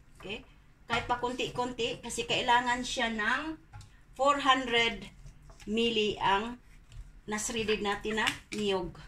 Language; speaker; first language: Filipino; non-native, local second language; Cebuano